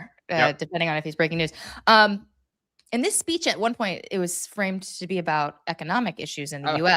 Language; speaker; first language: English; native; English